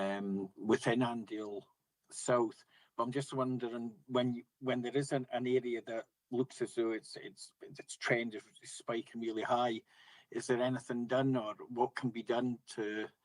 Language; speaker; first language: English; native; English